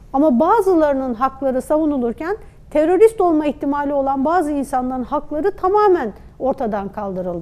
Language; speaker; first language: Turkish; native; Turkish